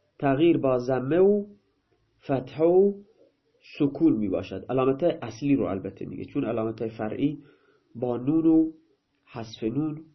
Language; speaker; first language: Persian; non-native, local second language; Baluchi